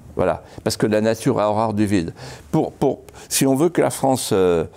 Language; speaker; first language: French; native; French